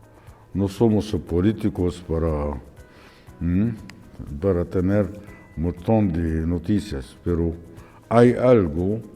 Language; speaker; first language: Spanish; non-native, fluent; Arabic